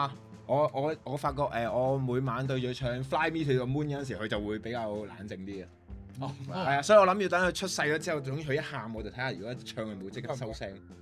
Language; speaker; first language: Cantonese; native; Cantonese